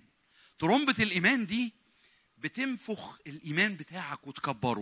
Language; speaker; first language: Arabic; native; Arabic